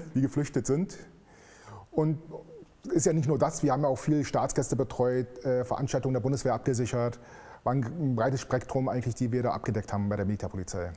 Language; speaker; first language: German; early bilingual, other home language; Arabic